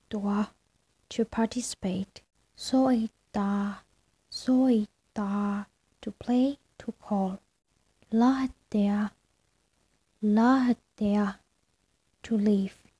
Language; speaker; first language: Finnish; non-native, learner; Burmese